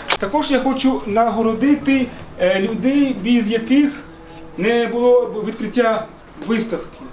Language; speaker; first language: Ukrainian; non-native, fluent; Arabic